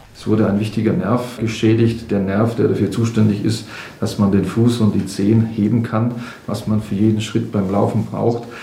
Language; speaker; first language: German; native; German